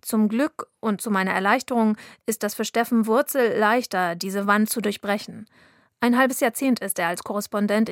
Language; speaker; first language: German; native; German